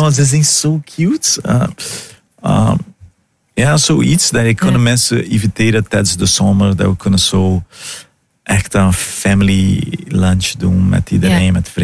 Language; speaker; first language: Dutch; non-native, fluent; Portuguese